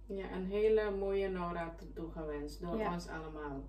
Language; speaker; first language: Dutch; native; Dutch